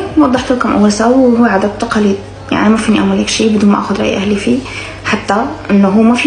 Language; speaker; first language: Arabic; native; Arabic